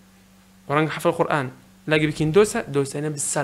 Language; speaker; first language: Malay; non-native, learner; Arabic